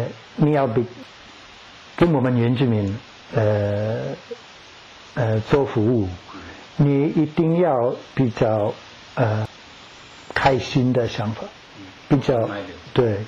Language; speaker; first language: Chinese; non-native, learner; English